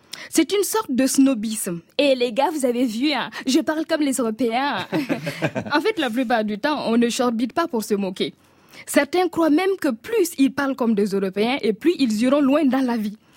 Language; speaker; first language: French; non-native, local second language; Mossi